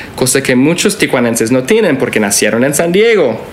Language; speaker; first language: Spanish; non-native, fluent; English